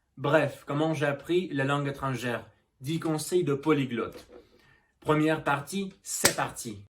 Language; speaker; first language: French; non-native, learner; Russian